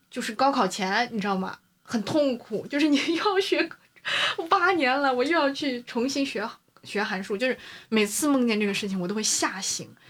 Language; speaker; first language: Chinese; native; Chinese